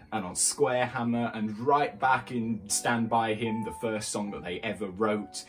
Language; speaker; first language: English; native; English